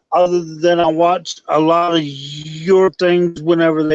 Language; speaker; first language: English; native; English